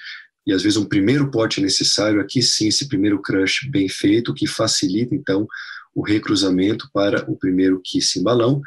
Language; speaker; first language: Portuguese; non-native, fluent; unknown